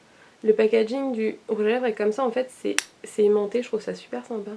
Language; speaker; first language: French; native; French